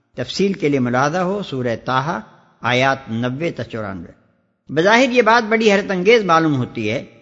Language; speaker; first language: Urdu; native; Urdu